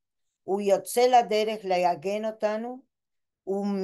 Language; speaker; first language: Hebrew; non-native, fluent; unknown